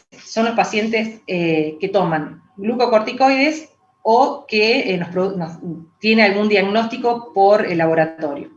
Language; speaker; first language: Spanish; native; Spanish